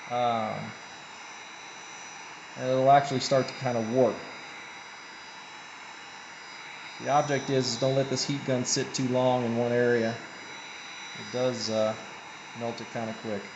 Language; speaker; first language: English; native; English